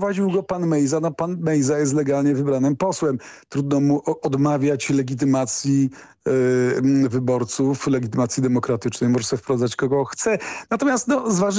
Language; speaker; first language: Polish; native; Polish